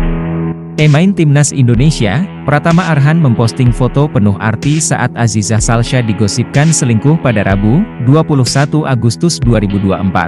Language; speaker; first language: Indonesian; native; Indonesian